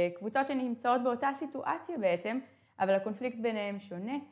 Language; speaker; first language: Hebrew; native; Hebrew